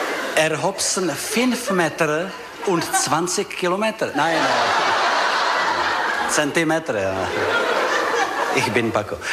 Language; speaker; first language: German; non-native, learner; Czech